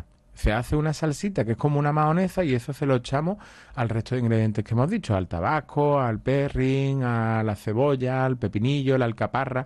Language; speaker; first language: Spanish; native; Spanish